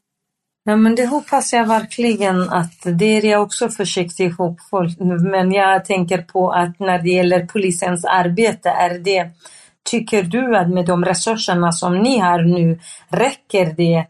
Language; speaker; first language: Swedish; non-native, fluent; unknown